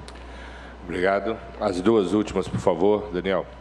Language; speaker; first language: Portuguese; native; Portuguese